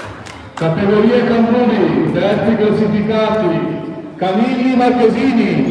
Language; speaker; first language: Italian; native; Italian